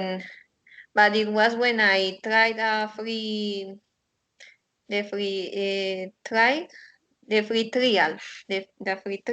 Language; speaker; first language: English; non-native, learner; Spanish